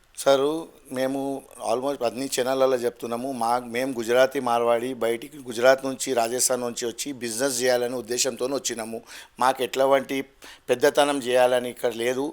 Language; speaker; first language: Telugu; non-native, local second language; Gujarati